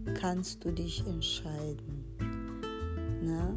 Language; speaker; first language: German; non-native, fluent; Portuguese